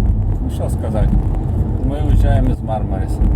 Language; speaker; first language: Russian; native; Russian